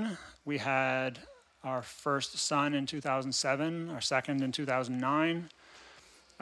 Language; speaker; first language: English; native; English